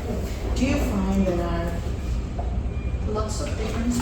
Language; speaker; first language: English; non-native, fluent; Indonesian